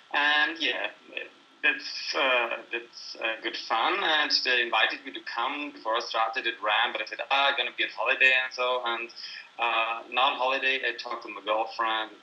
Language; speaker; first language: English; non-native, fluent; German